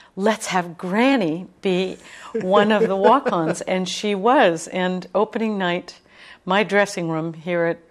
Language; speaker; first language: English; native; English